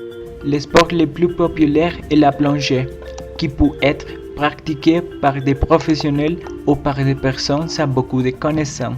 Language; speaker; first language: French; non-native, learner; Spanish